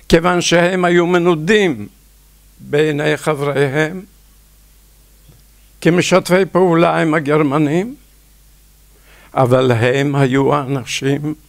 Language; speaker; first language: Hebrew; non-native, fluent; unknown